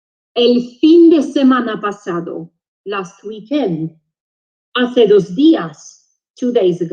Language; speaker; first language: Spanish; non-native, fluent; English